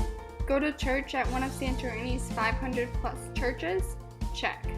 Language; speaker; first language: English; native; English